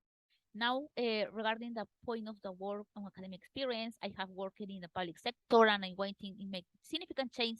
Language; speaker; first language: English; non-native, learner; Spanish